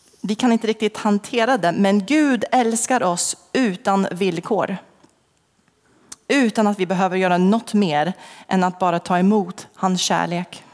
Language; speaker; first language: Swedish; non-native, fluent; English